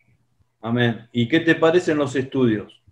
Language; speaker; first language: Spanish; non-native, fluent; Portuguese